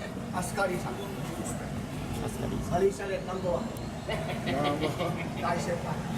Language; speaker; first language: Japanese; non-native, fluent; Chinese